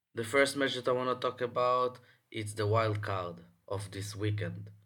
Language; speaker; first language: English; non-native, fluent; Hebrew